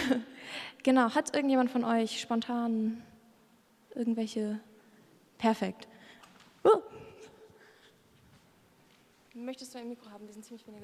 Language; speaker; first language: German; native; German